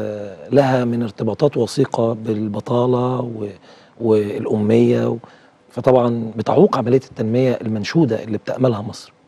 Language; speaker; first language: Arabic; native; Arabic